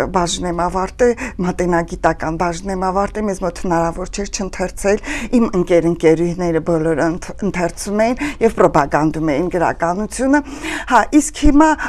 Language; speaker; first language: Armenian; native; Armenian